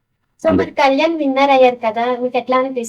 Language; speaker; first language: Telugu; native; Telugu